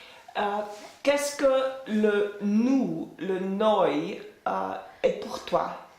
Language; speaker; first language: French; non-native, fluent; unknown